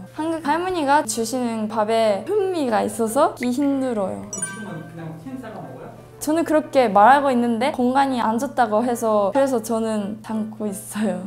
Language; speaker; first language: Korean; non-native, learner; Japanese